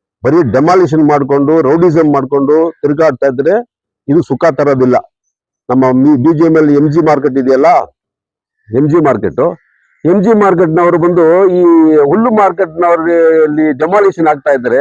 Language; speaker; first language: Kannada; non-native, local second language; Tamil